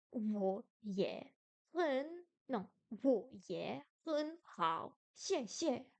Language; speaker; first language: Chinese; non-native, learner; French